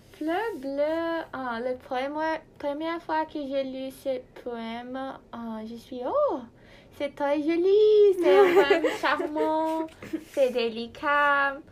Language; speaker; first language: French; non-native, learner; Portuguese